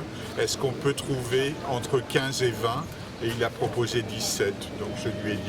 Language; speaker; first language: French; native; French